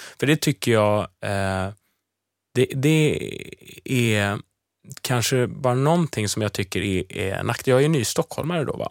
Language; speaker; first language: Swedish; native; Swedish